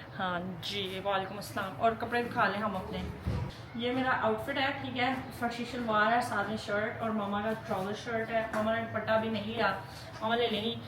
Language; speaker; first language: Urdu; native; Urdu